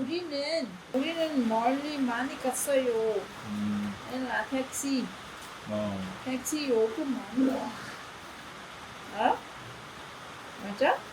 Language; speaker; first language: Korean; non-native, learner; Vietnamese